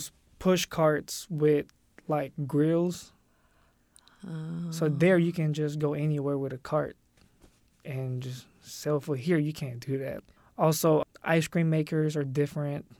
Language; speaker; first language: English; non-native, local second language; Filipino